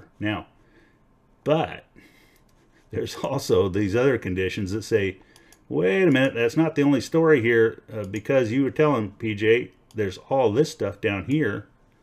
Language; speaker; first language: English; native; English